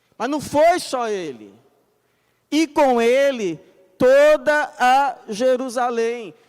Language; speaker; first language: Portuguese; native; Portuguese